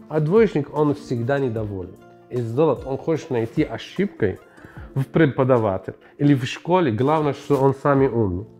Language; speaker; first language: Russian; non-native, fluent; Arabic